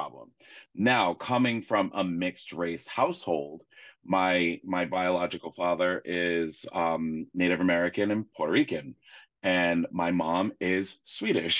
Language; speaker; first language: English; native; English